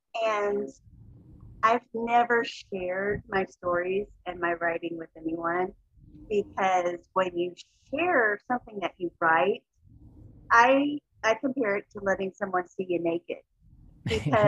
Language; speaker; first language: English; native; English